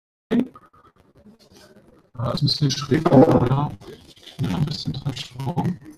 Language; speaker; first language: German; native; German